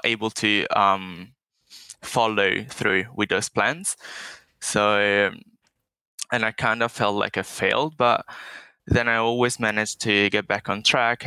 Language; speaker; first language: English; non-native, fluent; Italian